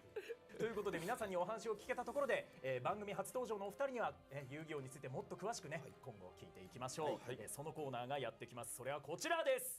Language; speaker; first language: Japanese; native; Japanese